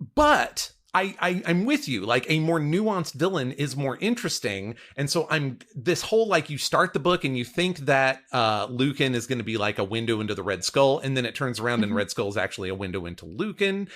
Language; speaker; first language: English; native; English